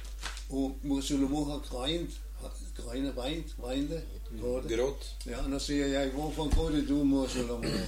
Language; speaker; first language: Danish; non-native, learner; German